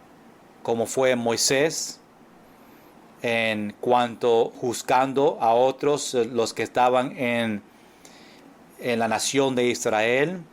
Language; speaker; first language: Spanish; non-native, fluent; English